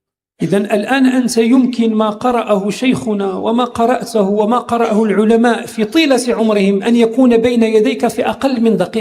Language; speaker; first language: Arabic; native; Arabic